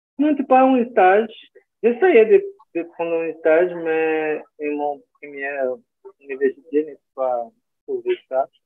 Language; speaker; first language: French; non-native, learner; Portuguese